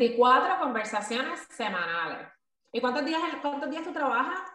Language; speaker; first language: Spanish; native; Spanish